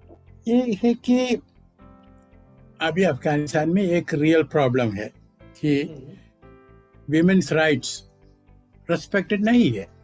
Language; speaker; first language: Hindi; non-native, local second language; Malayalam